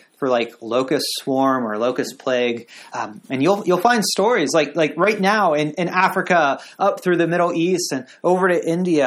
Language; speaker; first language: English; native; English